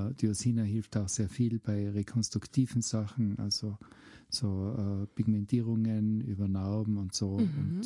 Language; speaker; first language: German; native; German